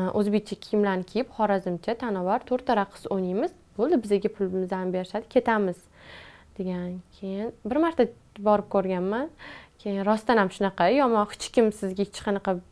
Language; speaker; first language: Uzbek; non-native, local second language; Tajik